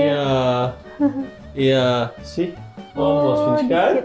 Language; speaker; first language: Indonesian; non-native, learner; Turkish